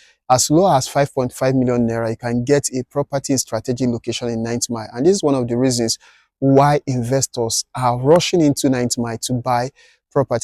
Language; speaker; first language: English; non-native, local second language; Igbo